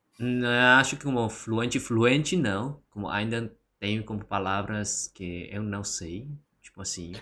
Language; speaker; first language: Portuguese; non-native, fluent; Indonesian